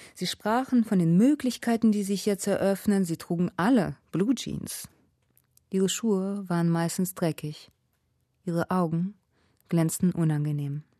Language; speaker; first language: German; early bilingual, other home language; Russian